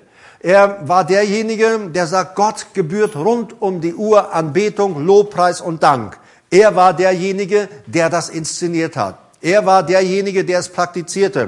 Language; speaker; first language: German; native; German